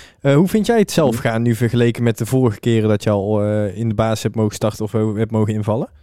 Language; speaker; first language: Dutch; native; Dutch